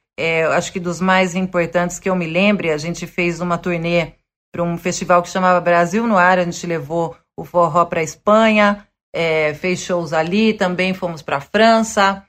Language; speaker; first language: Portuguese; early bilingual, other home language; Spanish